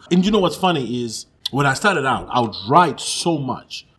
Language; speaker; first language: English; non-native, local second language; Shona